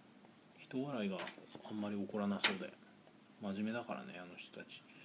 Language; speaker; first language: Japanese; native; Japanese